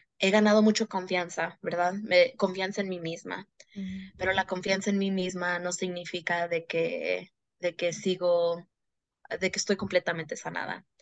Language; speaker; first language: Spanish; early bilingual, heritage; Spanish